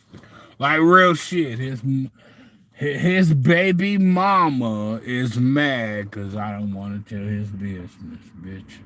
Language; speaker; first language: English; native; English